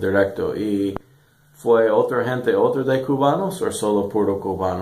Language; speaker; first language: Spanish; non-native, learner; English